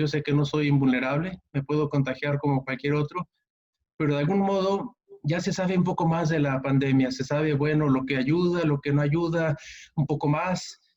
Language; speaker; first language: Spanish; native; Spanish